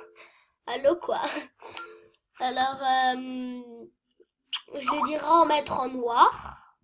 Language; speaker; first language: French; native; French